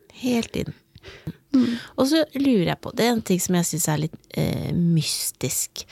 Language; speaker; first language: Norwegian; native; Norwegian